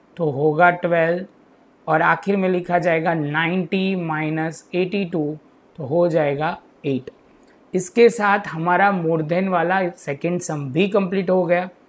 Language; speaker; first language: Hindi; non-native, local second language; Gujarati